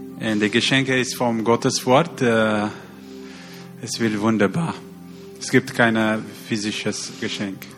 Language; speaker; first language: German; non-native, learner; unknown